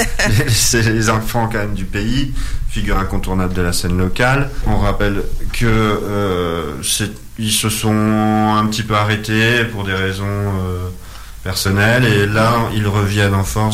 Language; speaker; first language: French; native; French